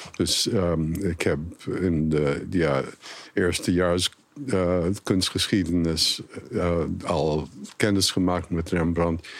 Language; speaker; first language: Dutch; non-native, fluent; English